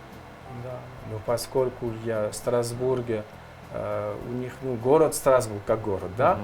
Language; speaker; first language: Russian; non-native, learner; French